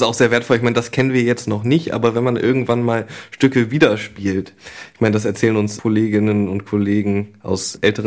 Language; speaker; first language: German; native; German